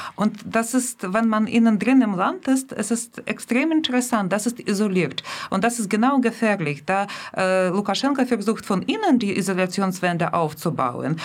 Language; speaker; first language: German; non-native, fluent; Russian